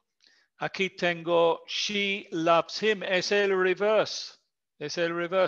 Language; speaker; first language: Spanish; non-native, fluent; English